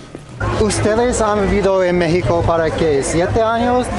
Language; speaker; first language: Spanish; non-native, learner; English